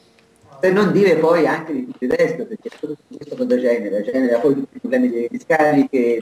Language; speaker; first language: Italian; native; Italian